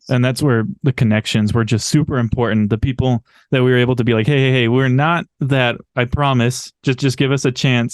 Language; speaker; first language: English; native; English